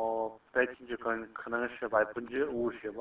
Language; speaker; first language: Chinese; non-native, fluent; Korean